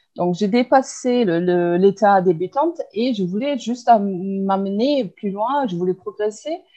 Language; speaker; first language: French; non-native, fluent; German